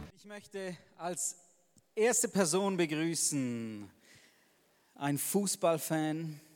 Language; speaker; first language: German; native; German